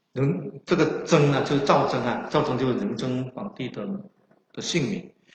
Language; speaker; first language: Chinese; non-native, local second language; Min Nan Chinese